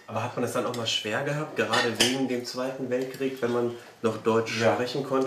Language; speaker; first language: German; native; German